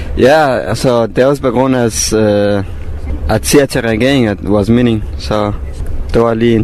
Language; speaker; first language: Danish; non-native, fluent; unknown